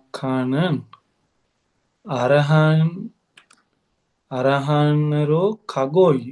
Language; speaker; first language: Korean; non-native, learner; Sinhala